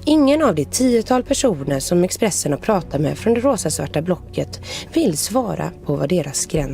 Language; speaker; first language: Swedish; native; Swedish